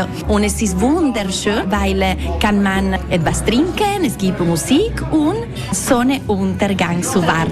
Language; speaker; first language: German; non-native, local second language; Italian